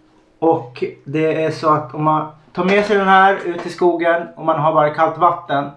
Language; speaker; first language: Swedish; native; Swedish